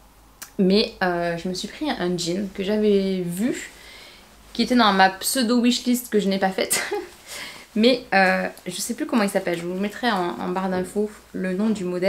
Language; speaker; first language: French; native; French